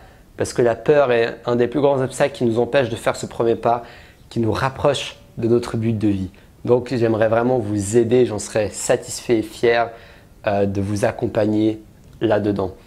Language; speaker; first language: French; native; French